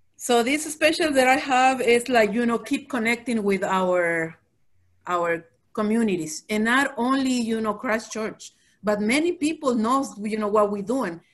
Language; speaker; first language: English; non-native, fluent; Spanish